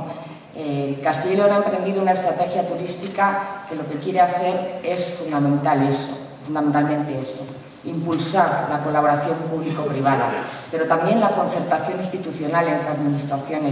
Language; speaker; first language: Spanish; native; Spanish